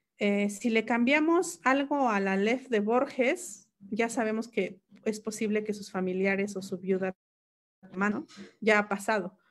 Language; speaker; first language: Spanish; non-native, local second language; Mixtepec Mixtec